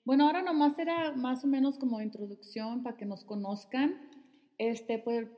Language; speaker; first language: Spanish; early bilingual, heritage; Spanish